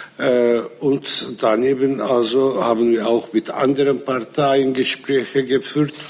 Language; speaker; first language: German; non-native, fluent; Arabic